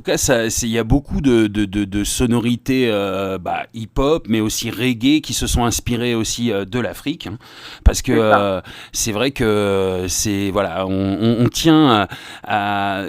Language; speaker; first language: French; native; French